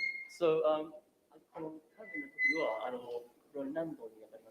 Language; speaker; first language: Japanese; non-native, learner; English